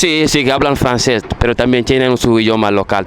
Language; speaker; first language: Spanish; non-native, fluent; Fula